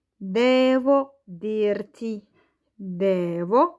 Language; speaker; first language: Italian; non-native, fluent; Arabic